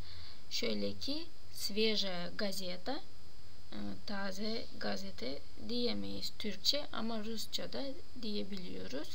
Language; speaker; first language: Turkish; non-native, fluent; Russian